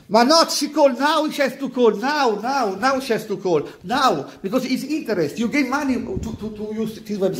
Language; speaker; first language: English; non-native, learner; Italian